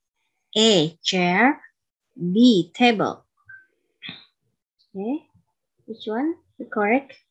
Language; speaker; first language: English; non-native, learner; Indonesian